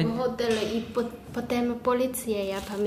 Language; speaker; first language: Polish; non-native, learner; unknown